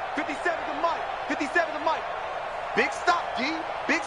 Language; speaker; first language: English; native; English